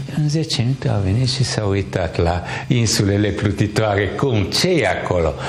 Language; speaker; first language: Romanian; non-native, local second language; Hungarian